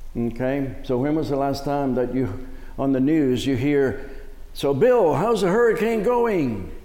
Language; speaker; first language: English; early bilingual, other home language; Spanish